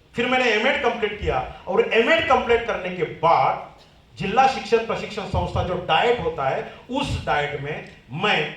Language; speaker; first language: Hindi; non-native, local second language; Marathi